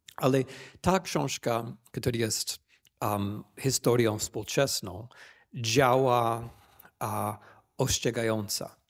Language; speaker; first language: Polish; non-native, fluent; English